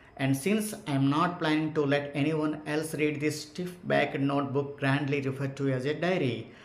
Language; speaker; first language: English; non-native, local second language; Telugu